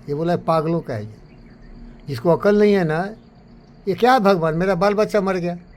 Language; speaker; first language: Hindi; native; Hindi